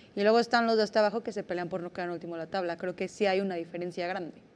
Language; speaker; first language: Spanish; native; Spanish